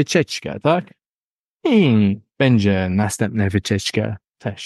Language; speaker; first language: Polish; non-native, learner; English